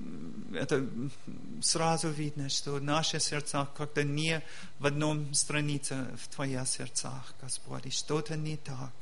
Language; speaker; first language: Russian; non-native, learner; English